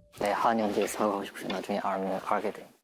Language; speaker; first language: Korean; non-native, learner; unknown